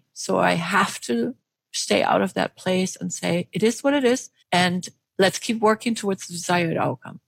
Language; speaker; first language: English; non-native, fluent; German